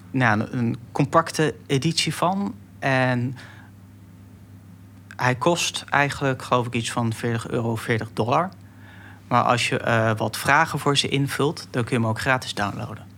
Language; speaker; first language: Dutch; native; Dutch